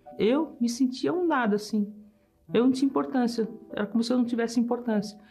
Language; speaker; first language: Portuguese; early bilingual, other home language; German